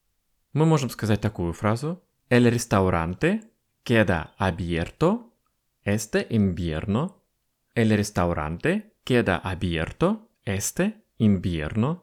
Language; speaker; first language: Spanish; non-native, fluent; Russian